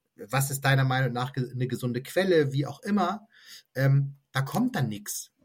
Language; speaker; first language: German; native; German